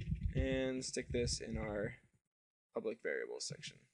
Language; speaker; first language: English; native; English